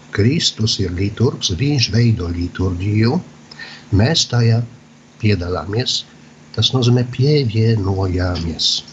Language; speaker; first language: Latvian; non-native, fluent; Polish